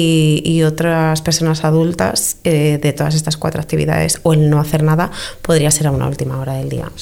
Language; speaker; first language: Spanish; native; Spanish